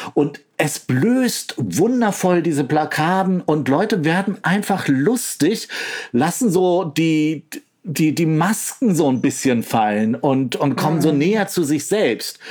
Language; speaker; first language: German; native; German